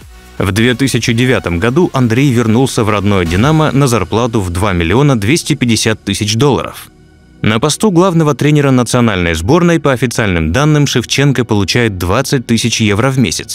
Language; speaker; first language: Russian; native; Russian